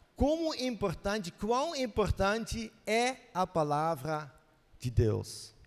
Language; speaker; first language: Portuguese; non-native, fluent; Dutch